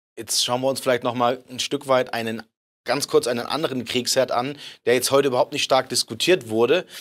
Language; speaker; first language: German; native; German